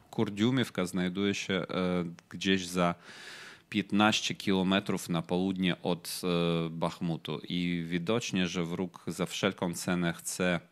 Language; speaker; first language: Polish; non-native, fluent; Ukrainian